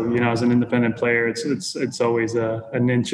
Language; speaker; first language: English; non-native, fluent; Spanish